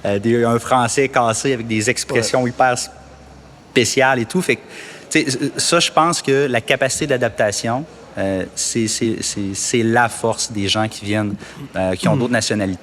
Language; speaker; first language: French; native; French